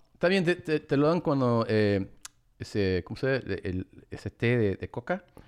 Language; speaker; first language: Spanish; early bilingual, heritage; English